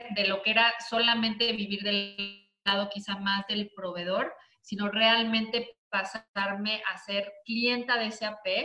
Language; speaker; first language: Spanish; native; Spanish